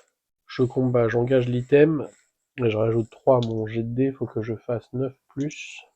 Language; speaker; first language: French; native; French